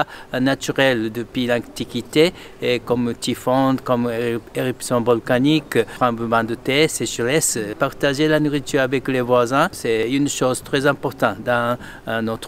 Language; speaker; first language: French; non-native, fluent; Japanese